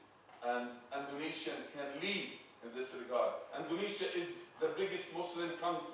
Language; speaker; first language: English; non-native, fluent; Arabic